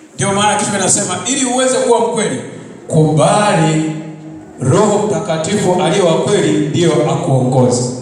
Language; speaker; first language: Swahili; non-native, local second language; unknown